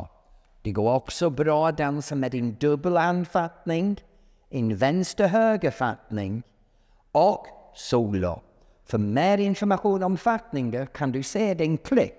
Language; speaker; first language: Swedish; non-native, fluent; English